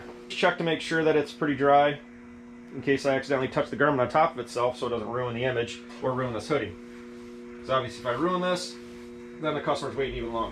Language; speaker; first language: English; native; English